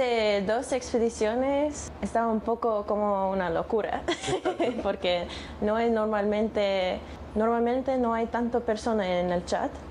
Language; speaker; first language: Spanish; non-native, learner; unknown